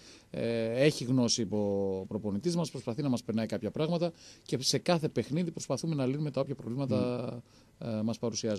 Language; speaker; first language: Greek; native; Greek